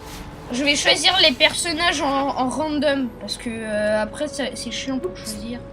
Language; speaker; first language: French; native; French